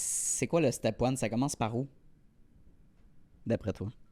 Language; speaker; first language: French; native; French